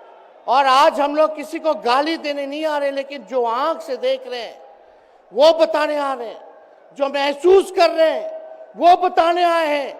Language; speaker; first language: Hindi; native; Hindi